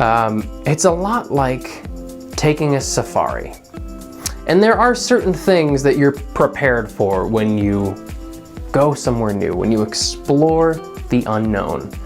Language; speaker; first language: English; native; English